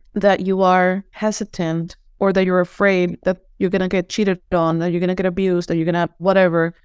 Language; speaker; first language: English; non-native, fluent; Spanish